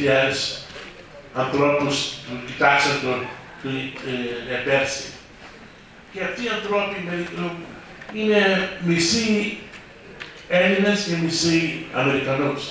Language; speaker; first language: Greek; early bilingual, heritage; Greek